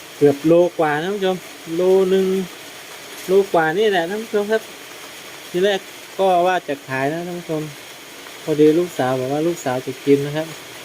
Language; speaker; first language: Thai; native; Thai